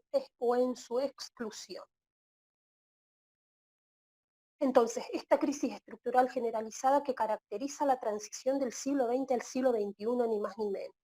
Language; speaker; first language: Spanish; native; Spanish